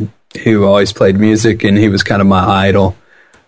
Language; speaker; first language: English; native; English